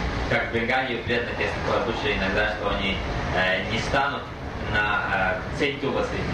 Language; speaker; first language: Russian; native; Russian